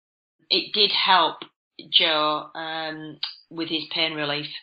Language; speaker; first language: English; native; English